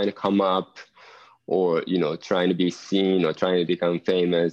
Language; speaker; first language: English; non-native, fluent; Japanese